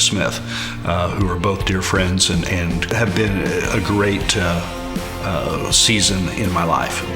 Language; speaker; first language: English; native; English